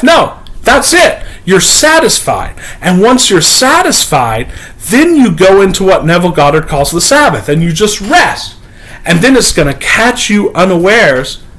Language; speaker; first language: English; native; English